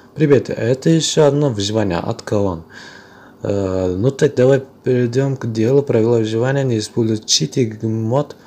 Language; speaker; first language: Russian; non-native, local second language; Kazakh